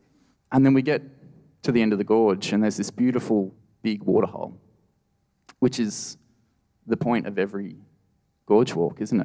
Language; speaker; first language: English; native; English